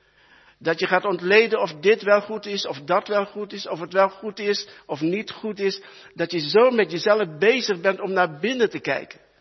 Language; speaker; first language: Dutch; early bilingual, other home language; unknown